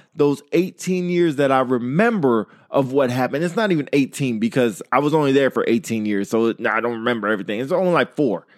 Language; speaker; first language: English; native; English